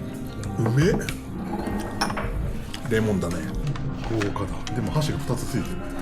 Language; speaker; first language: Japanese; native; Japanese